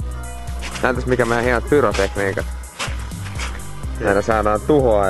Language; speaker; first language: Finnish; native; Finnish